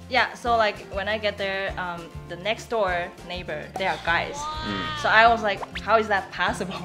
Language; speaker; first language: English; non-native, fluent; Chinese